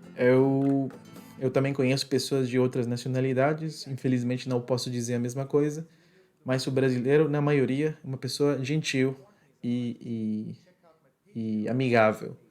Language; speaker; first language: Portuguese; non-native, fluent; Spanish